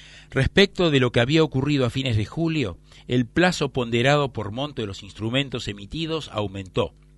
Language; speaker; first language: Spanish; native; Spanish